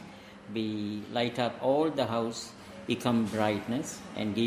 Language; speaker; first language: English; non-native, local second language; Tamil